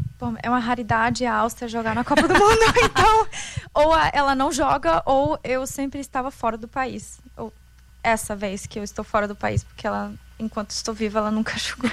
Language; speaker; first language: Portuguese; non-native, fluent; German